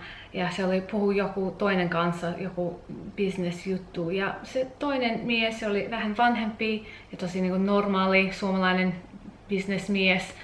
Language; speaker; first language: Finnish; non-native, learner; English